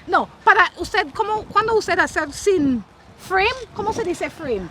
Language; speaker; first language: Spanish; non-native, learner; English